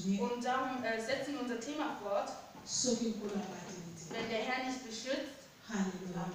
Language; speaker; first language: German; non-native, fluent; Lingala